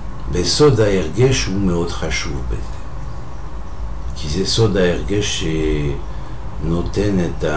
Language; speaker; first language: Hebrew; non-native, fluent; French